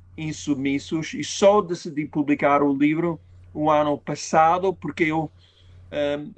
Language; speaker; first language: Portuguese; non-native, fluent; English